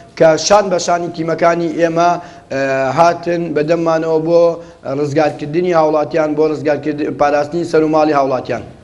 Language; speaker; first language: Central Kurdish; native; Central Kurdish